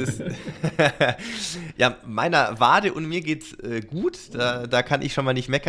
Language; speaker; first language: German; native; German